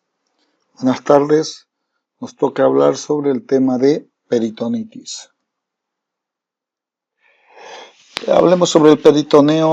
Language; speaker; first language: Spanish; native; Spanish